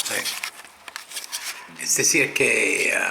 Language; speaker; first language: Spanish; non-native, fluent; English